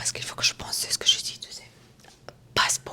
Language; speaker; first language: French; non-native, fluent; Romanian